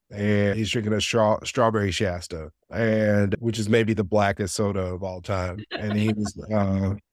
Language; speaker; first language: English; native; English